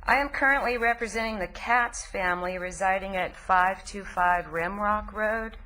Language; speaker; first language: English; native; English